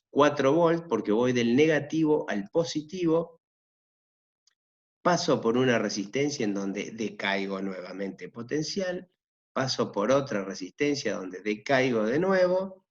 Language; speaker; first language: Spanish; native; Spanish